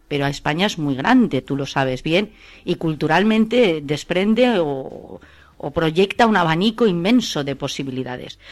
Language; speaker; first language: Spanish; native; Spanish